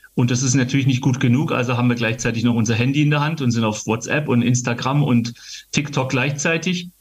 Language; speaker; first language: German; native; German